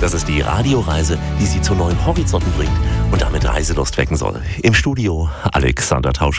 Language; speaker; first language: German; native; German